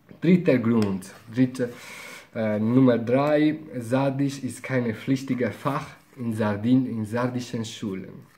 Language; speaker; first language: German; non-native, fluent; Italian